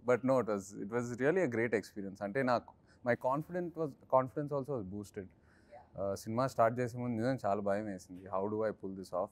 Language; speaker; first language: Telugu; native; Telugu